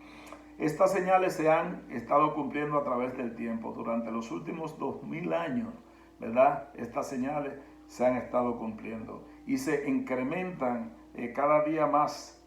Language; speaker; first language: Spanish; native; Spanish